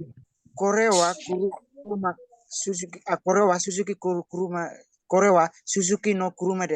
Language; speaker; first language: Japanese; non-native, learner; Indonesian